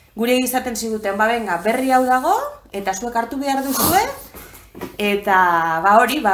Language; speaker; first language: Basque; native; Basque